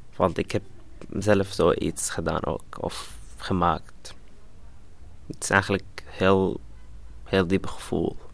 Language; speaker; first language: Dutch; non-native, fluent; Arabic